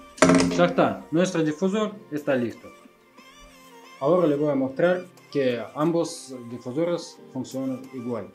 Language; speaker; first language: Spanish; non-native, learner; Russian